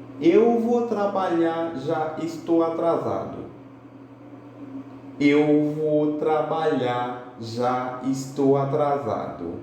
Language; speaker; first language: Portuguese; non-native, fluent; Haitian Creole